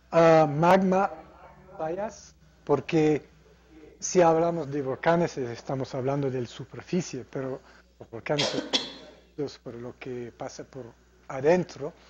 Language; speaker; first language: Spanish; non-native, fluent; English